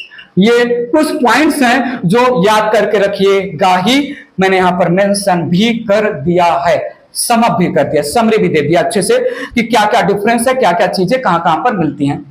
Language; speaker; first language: Hindi; native; Hindi